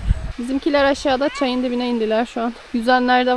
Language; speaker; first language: Turkish; native; Turkish